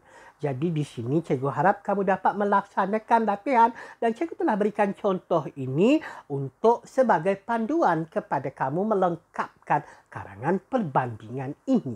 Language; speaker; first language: Malay; native; Malay